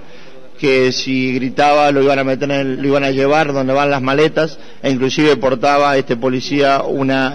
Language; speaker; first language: Spanish; native; Spanish